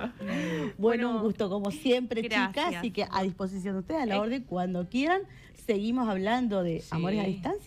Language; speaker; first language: Spanish; native; Spanish